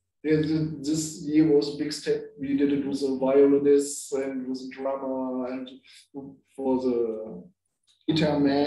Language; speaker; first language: English; non-native, learner; German